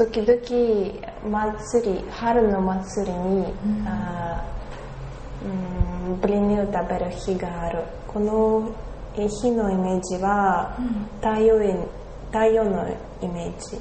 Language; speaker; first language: Japanese; non-native, learner; Russian